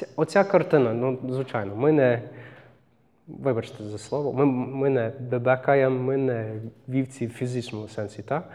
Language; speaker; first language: Ukrainian; non-native, fluent; English